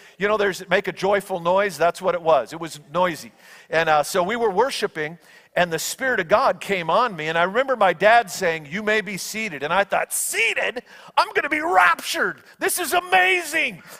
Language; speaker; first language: English; native; English